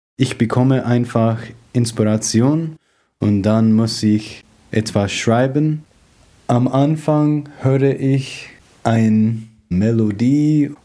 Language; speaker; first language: German; non-native, learner; English